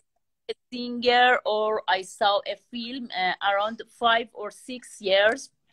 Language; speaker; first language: English; non-native, learner; Persian